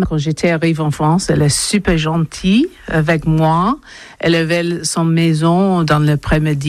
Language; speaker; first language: French; non-native, learner; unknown